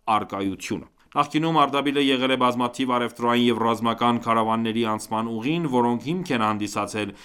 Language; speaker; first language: Armenian; early bilingual, heritage; Armenian